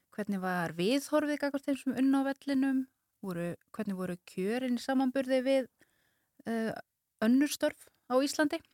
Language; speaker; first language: Icelandic; native; Icelandic